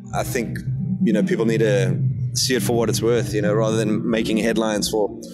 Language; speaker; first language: English; native; English